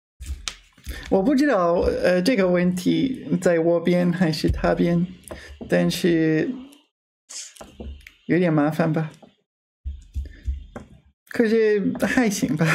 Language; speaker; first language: Chinese; non-native, learner; English